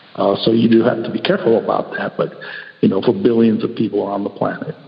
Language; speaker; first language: English; early bilingual, other home language; Spanish